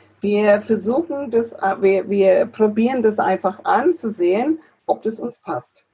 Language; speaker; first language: German; non-native, fluent; English